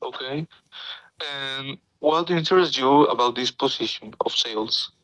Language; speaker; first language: English; non-native, learner; Spanish